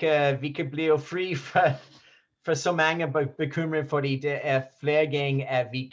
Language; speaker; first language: Danish; non-native, fluent; English